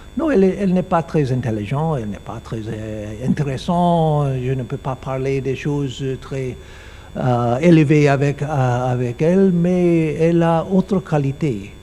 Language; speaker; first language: French; non-native, learner; English